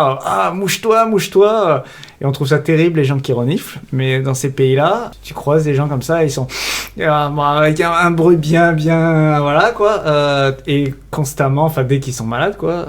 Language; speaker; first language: French; native; French